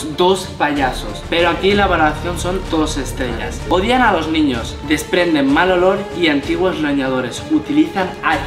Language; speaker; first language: Spanish; native; Spanish